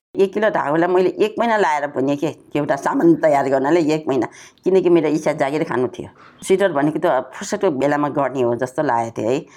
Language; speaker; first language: Nepali; non-native, local second language; Newari